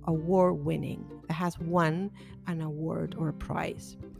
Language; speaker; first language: English; non-native, fluent; Spanish